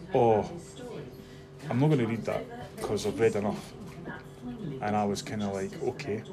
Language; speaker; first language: English; native; English